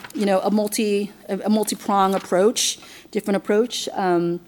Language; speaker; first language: English; non-native, fluent; Chinese